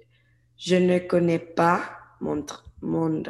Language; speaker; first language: French; non-native, learner; English